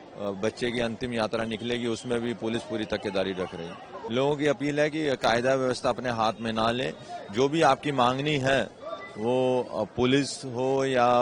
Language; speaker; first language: Hindi; non-native, local second language; Gujarati